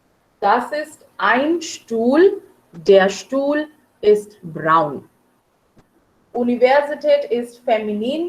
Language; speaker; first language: German; non-native, fluent; Marathi